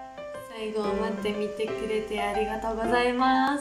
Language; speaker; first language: Japanese; non-native, learner; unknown